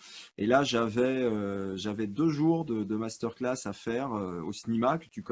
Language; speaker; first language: French; native; French